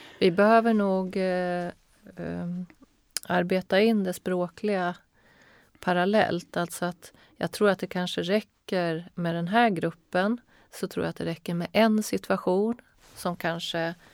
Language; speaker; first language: Swedish; native; Swedish